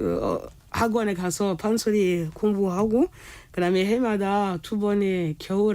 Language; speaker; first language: Korean; non-native, fluent; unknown